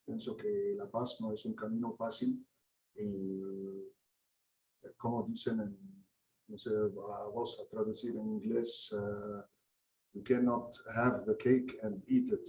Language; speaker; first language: Spanish; non-native, fluent; Arabic